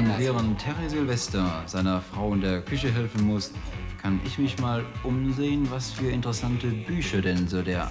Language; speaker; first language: German; native; German